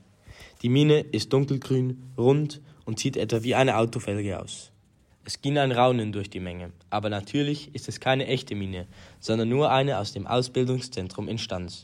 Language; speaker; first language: German; native; German